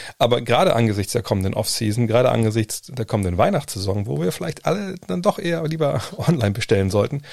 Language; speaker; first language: German; native; German